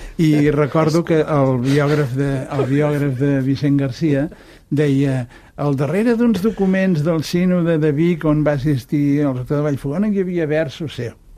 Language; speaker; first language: Catalan; native; Catalan